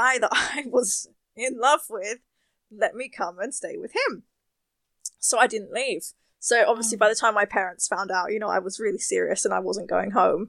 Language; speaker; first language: English; native; English